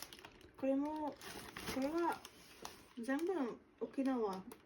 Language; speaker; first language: Japanese; non-native, learner; English